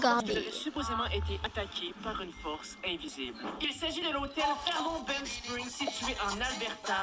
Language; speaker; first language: French; native; French